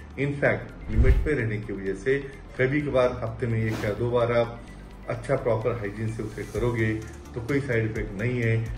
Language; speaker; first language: Hindi; non-native, local second language; Marathi